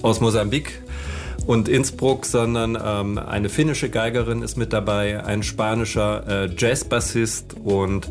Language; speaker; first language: German; native; German